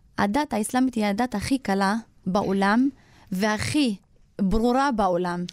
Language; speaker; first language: Hebrew; non-native, local second language; Arabic